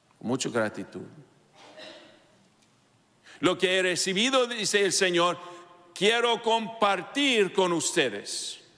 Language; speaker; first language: Spanish; non-native, fluent; English